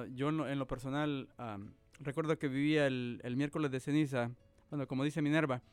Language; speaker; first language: Spanish; native; Spanish